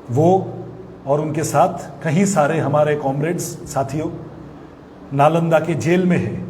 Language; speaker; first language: Hindi; non-native, local second language; Bangla